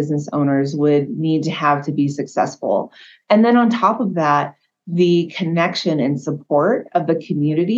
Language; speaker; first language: English; native; English